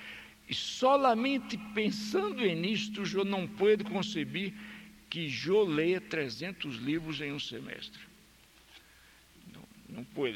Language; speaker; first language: Spanish; non-native, fluent; Portuguese